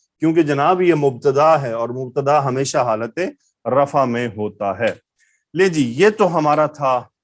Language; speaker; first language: Urdu; native; Urdu